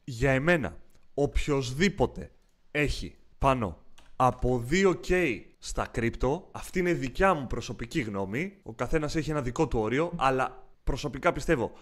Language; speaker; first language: Greek; native; Greek